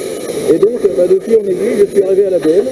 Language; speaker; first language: French; native; French